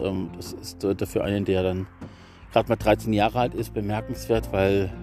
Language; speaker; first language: German; native; German